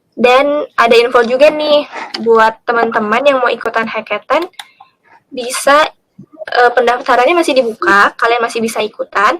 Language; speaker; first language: Indonesian; native; Indonesian